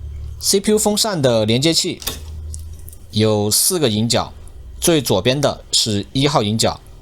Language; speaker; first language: Chinese; native; Chinese